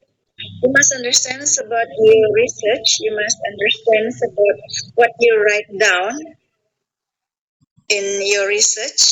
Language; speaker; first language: English; non-native, fluent; Indonesian